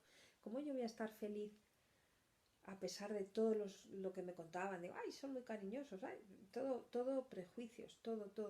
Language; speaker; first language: Spanish; native; Spanish